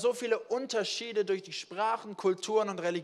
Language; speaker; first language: German; native; German